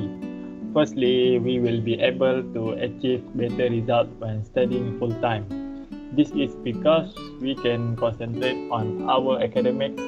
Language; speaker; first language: English; non-native, learner; Malay